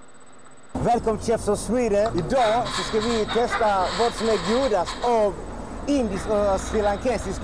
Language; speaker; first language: Swedish; native; Swedish